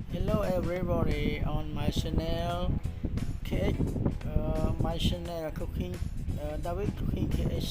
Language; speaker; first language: English; non-native, learner; Khmer